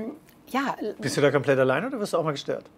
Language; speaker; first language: German; native; German